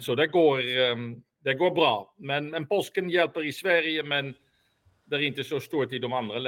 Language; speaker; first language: Swedish; non-native, fluent; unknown